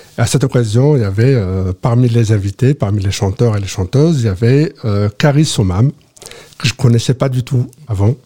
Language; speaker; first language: French; non-native, local second language; Kabyle